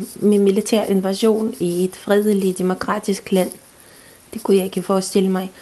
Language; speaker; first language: Danish; non-native, fluent; Russian